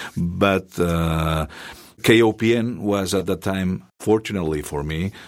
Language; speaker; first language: English; non-native, fluent; Spanish